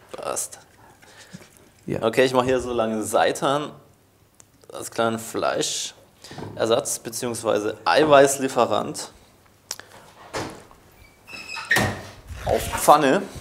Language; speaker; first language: German; native; German